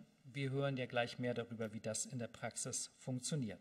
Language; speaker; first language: German; native; German